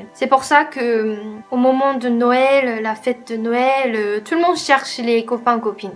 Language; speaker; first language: French; non-native, fluent; Japanese